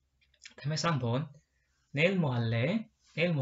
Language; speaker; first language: Korean; non-native, learner; Indonesian